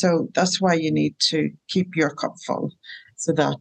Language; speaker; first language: English; native; English